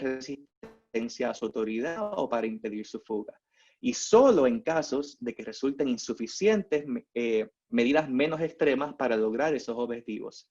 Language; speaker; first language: Spanish; native; Spanish